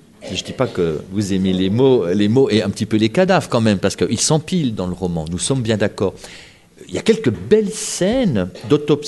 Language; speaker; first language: French; native; French